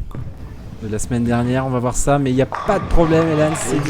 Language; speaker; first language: French; native; French